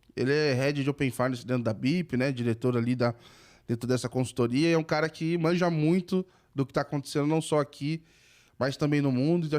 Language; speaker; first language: Portuguese; native; Portuguese